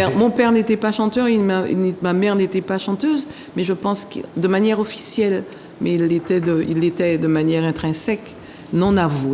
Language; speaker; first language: French; native; French